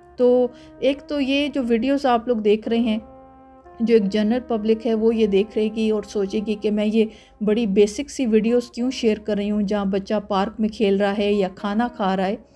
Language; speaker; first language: Urdu; native; Urdu